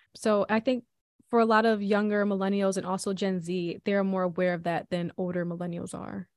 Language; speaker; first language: English; native; English